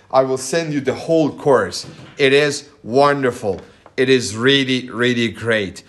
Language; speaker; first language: English; non-native, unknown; Persian